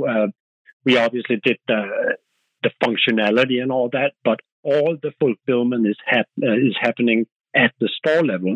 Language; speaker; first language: English; non-native, fluent; Danish